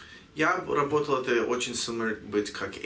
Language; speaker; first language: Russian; early bilingual, heritage; Russian